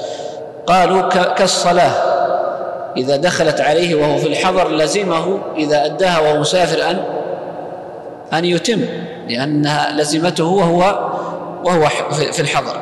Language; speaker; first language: Arabic; native; Arabic